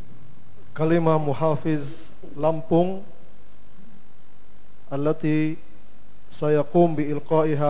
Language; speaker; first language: Arabic; non-native, fluent; Indonesian